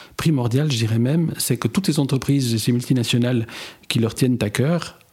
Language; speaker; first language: French; native; French